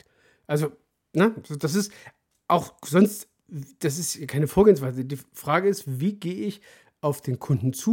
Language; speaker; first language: German; native; German